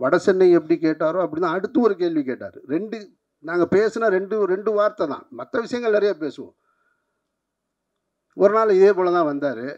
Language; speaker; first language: Tamil; native; Tamil